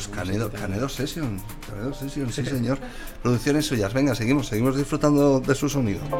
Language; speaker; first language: Spanish; native; Spanish